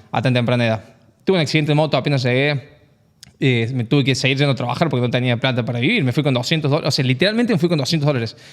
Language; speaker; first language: Spanish; native; Spanish